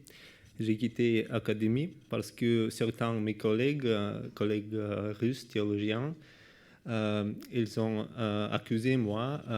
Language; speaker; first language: French; non-native, learner; Russian